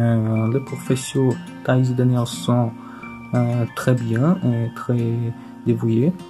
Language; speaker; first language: French; non-native, learner; Portuguese